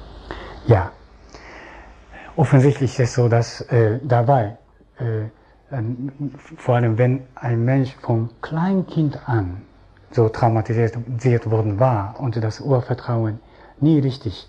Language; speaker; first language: German; non-native, fluent; Japanese